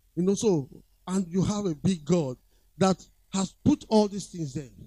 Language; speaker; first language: English; non-native, local second language; Yoruba